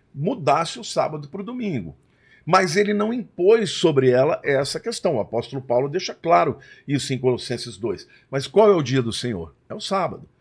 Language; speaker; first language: Portuguese; non-native, fluent; Italian